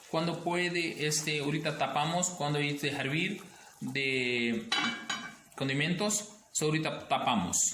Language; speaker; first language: Spanish; non-native, learner; Urdu